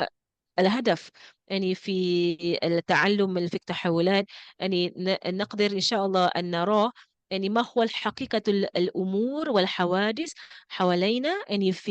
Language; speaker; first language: Arabic; non-native, fluent; English